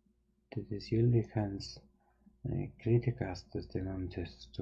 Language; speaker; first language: Dutch; non-native, learner; English